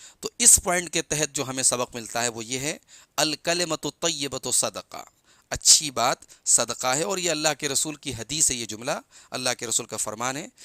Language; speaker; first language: Urdu; native; Urdu